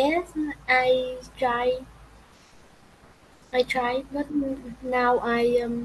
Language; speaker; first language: English; non-native, learner; Vietnamese